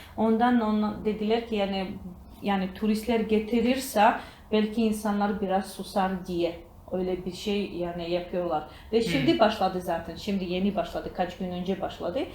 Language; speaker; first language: Turkish; non-native, learner; Georgian